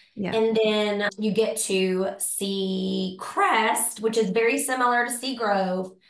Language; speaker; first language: English; native; English